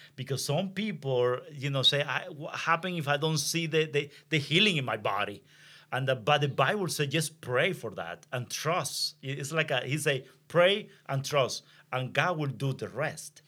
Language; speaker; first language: English; non-native, learner; Spanish